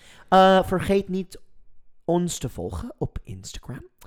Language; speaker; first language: Dutch; non-native, fluent; English